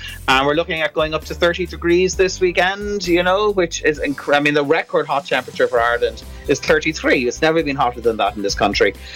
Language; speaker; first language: English; non-native, local second language; Irish